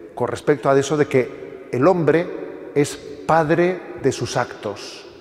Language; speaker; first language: Spanish; native; Spanish